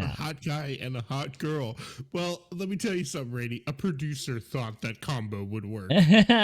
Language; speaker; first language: English; native; English